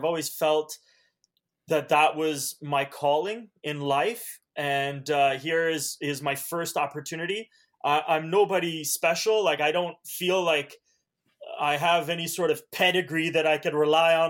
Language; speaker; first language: English; early bilingual, other home language; Hungarian